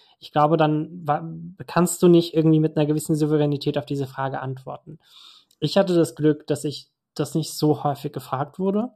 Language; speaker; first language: German; early bilingual, other home language; Turkish